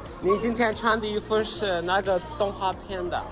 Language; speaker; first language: Chinese; non-native, learner; Turkish